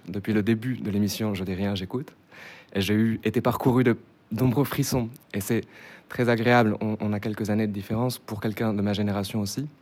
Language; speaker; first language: French; native; French